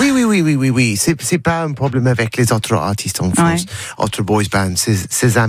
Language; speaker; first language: French; non-native, learner; English